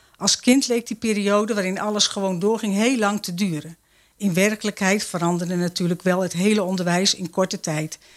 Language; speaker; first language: Dutch; native; Dutch